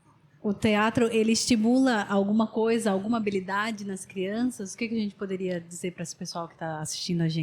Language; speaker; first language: Portuguese; native; Portuguese